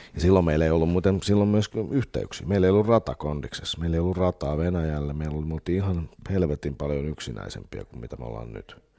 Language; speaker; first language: Finnish; native; Finnish